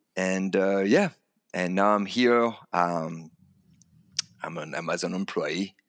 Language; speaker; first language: English; non-native, fluent; French